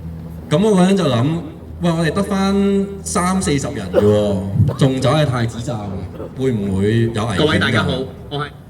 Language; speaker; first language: Cantonese; native; Cantonese